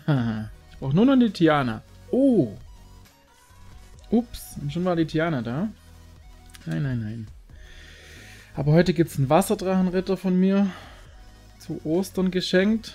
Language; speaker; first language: German; native; German